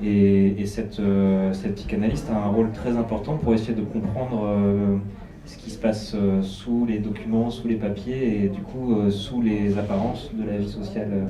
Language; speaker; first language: French; native; French